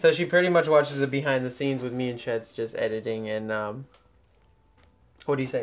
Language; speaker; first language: English; early bilingual, other home language; Spanish